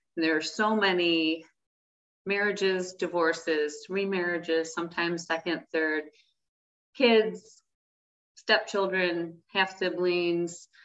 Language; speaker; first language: English; native; English